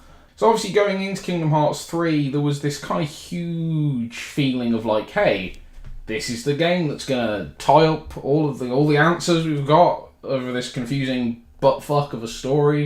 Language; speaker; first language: English; native; English